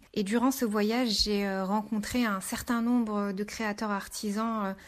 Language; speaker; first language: French; non-native, local second language; Arabic